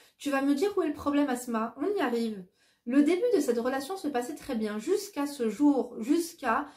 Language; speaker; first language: French; native; French